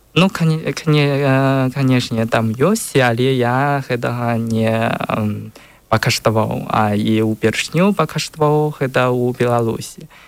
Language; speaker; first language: Belarusian; non-native, learner; Chinese